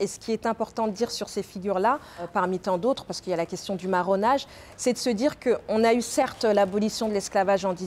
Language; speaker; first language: French; native; French